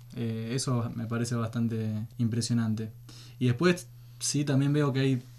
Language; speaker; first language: Spanish; native; Spanish